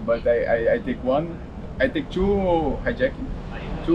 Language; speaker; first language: English; non-native, learner; Portuguese